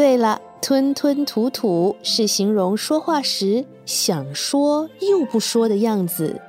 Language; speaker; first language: Chinese; native; Chinese